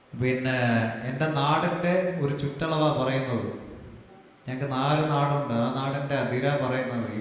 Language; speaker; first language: Malayalam; non-native, local second language; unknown